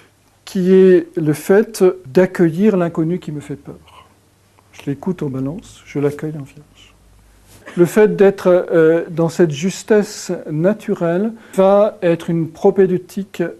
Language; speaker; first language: French; native; French